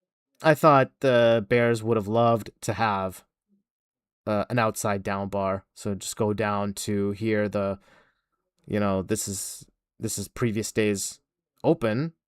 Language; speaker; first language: English; native; English